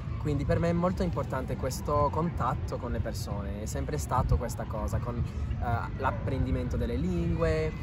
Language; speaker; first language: Italian; non-native, fluent; French